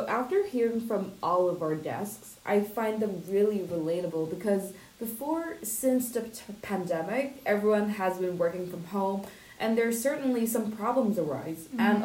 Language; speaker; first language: English; non-native, local second language; Cantonese